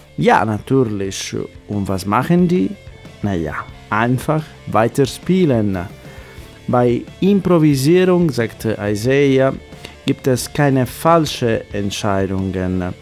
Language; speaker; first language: German; non-native, fluent; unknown